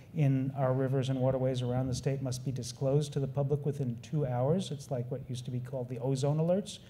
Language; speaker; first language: English; native; English